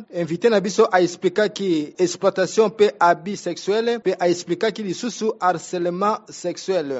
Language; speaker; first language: Lingala; non-native, local second language; Kituba (Democratic Republic of Congo)